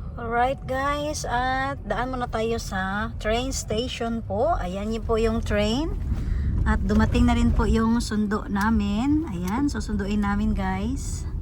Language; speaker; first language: Filipino; non-native, local second language; Cebuano